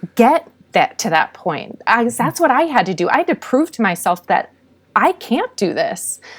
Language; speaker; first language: English; native; English